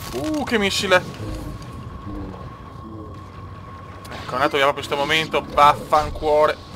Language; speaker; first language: Italian; native; Italian